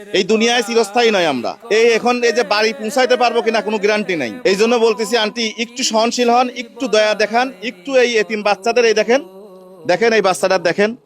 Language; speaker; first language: Bangla; native; Bangla